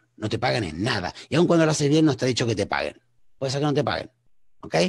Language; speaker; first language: Spanish; native; Spanish